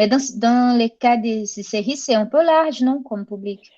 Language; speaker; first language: French; non-native, fluent; Portuguese